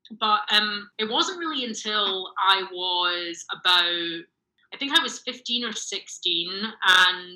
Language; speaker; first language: English; native; English